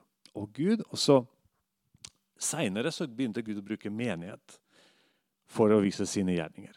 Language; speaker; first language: Norwegian; non-native, fluent; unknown